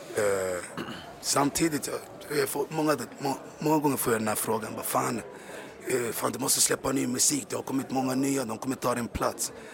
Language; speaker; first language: Swedish; native; Swedish